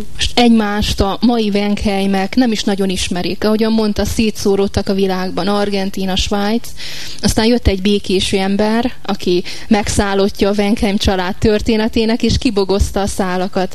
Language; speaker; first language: Hungarian; native; Hungarian